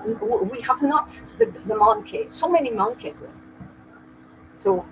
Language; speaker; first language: English; non-native, learner; French